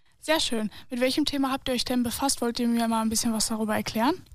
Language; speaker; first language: German; native; German